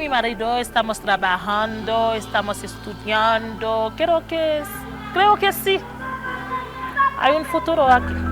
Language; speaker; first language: Spanish; non-native, learner; Haitian Creole